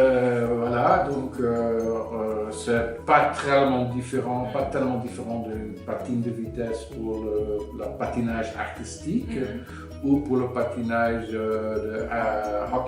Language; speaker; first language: French; non-native, fluent; Dutch